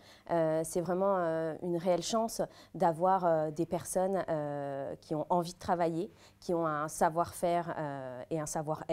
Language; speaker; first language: French; native; French